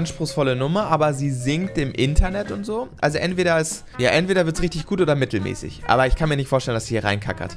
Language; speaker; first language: German; native; German